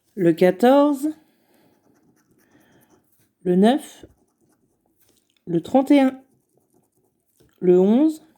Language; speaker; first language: French; native; French